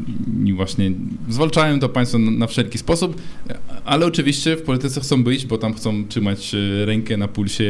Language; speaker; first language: Polish; non-native, fluent; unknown